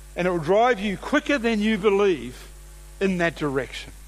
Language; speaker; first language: English; native; English